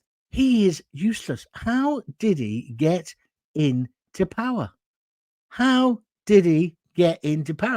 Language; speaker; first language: English; native; English